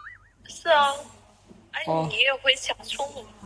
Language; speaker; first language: Chinese; non-native, fluent; Vietnamese